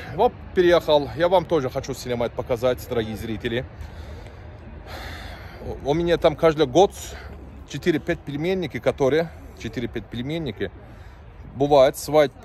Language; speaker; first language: Russian; non-native, learner; Turkish